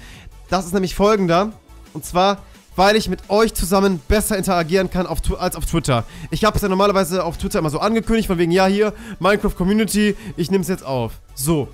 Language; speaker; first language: German; native; German